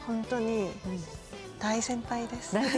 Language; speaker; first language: Japanese; non-native, learner; Korean